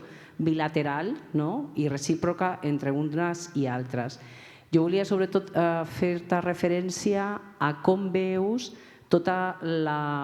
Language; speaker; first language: Catalan; non-native, local second language; Spanish